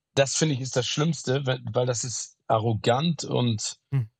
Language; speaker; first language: German; native; German